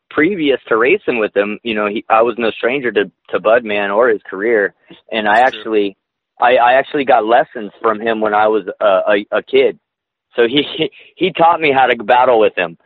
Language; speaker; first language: English; native; English